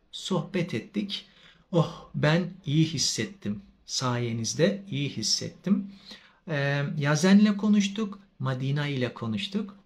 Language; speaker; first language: Turkish; native; Turkish